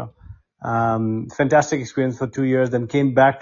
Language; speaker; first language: English; non-native, local second language; Hindi